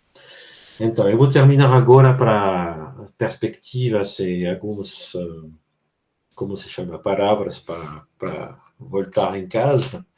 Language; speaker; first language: Portuguese; non-native, fluent; French